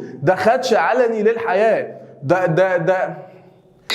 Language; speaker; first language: Arabic; native; Arabic